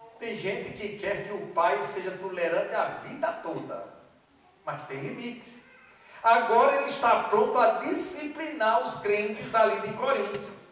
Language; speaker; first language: Portuguese; non-native, fluent; Malagasy